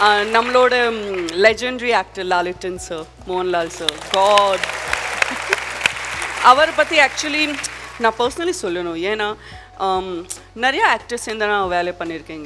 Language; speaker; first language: Tamil; non-native, learner; Gujarati